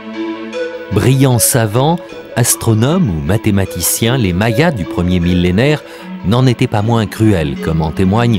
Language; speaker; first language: French; native; French